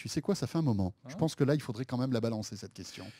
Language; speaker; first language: French; native; French